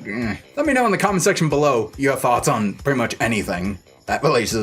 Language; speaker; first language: English; native; English